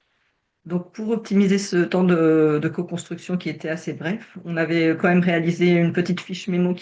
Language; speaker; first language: French; native; French